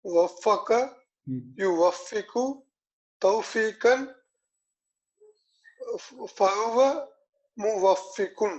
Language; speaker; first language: Arabic; non-native, learner; Tamil